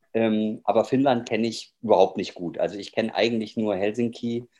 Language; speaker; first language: German; native; German